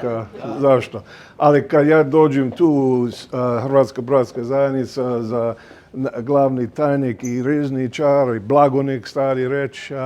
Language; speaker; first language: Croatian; early bilingual, heritage; English